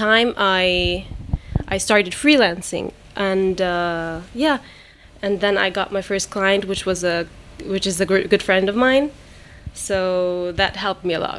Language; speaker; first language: English; non-native, fluent; German